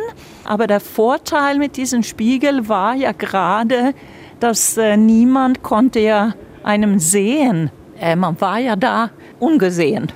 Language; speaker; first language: German; non-native, fluent; Swedish